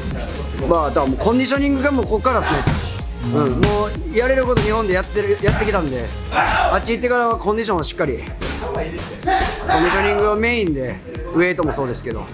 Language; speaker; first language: Japanese; native; Japanese